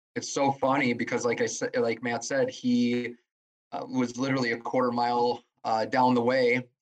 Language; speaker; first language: English; native; English